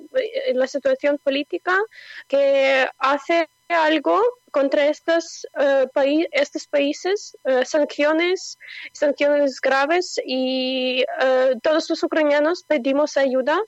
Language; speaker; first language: Spanish; non-native, fluent; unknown